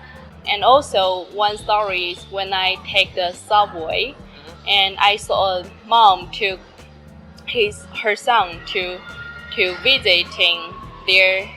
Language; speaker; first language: English; non-native, learner; Chinese